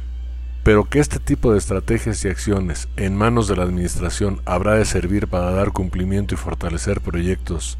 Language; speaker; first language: Spanish; native; Spanish